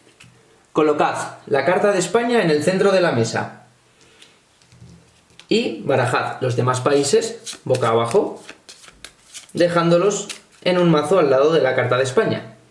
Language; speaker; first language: Spanish; native; Spanish